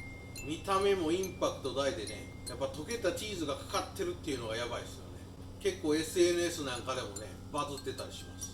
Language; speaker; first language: Japanese; native; Japanese